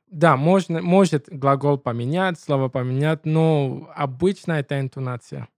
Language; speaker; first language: Russian; non-native, learner; English